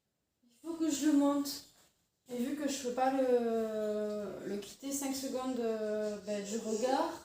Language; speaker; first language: French; native; French